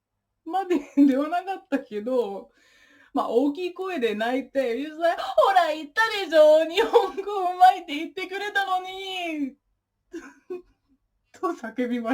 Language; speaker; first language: Japanese; non-native, fluent; English